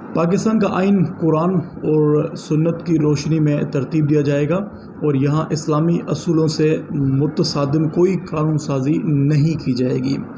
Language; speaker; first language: Urdu; non-native, local second language; Sindhi